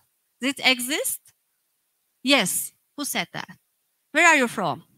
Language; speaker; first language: English; non-native, fluent; Turkish